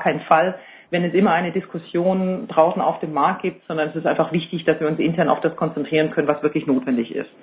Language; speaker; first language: German; native; German